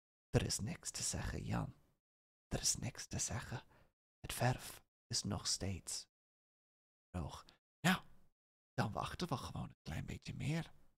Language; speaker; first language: Dutch; non-native, learner; English